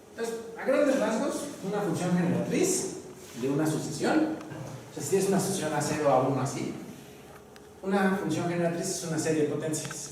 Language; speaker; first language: Spanish; native; Spanish